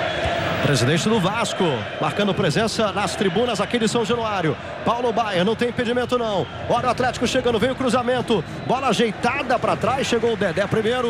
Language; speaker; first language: Portuguese; native; Portuguese